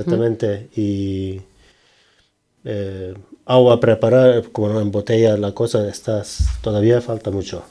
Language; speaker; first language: Spanish; non-native, learner; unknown